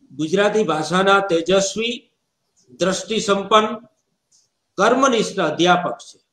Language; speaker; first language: Gujarati; native; Gujarati